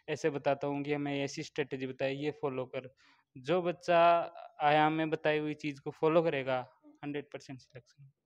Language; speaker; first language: Hindi; native; Hindi